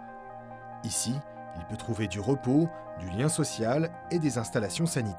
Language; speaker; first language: French; native; French